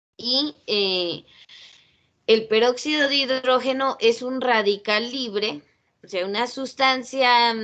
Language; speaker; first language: Spanish; native; Spanish